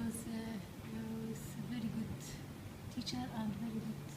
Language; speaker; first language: English; non-native, learner; Kurdish